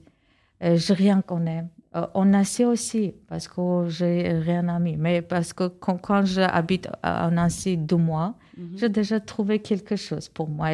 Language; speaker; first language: French; non-native, learner; Armenian